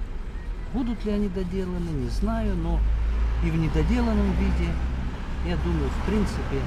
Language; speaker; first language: Russian; native; Russian